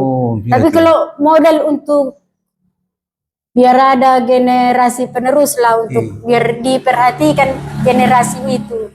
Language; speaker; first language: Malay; non-native, local second language; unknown